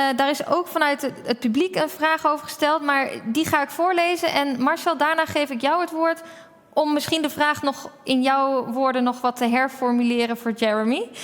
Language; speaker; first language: Dutch; native; Dutch